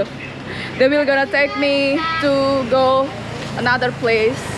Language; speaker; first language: English; non-native, learner; Indonesian